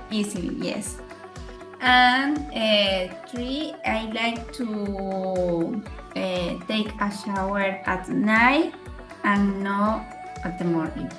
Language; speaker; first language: English; non-native, learner; Spanish